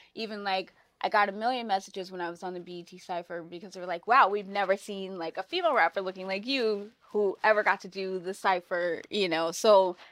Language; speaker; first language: English; native; English